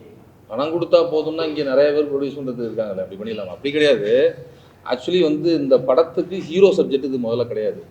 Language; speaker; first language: Tamil; native; Tamil